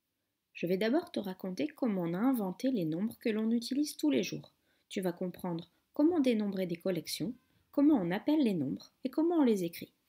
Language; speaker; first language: French; native; French